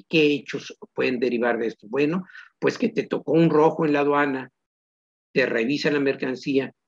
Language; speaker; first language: Spanish; native; Spanish